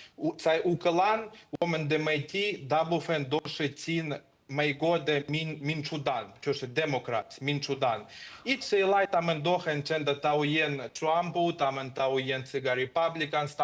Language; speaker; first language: Chinese; non-native, fluent; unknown